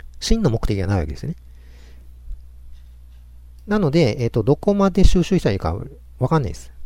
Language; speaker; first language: Japanese; native; Japanese